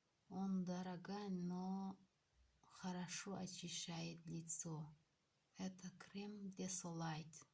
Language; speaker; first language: Russian; non-native, local second language; Tajik